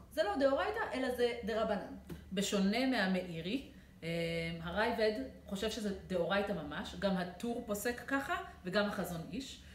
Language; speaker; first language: Hebrew; native; Hebrew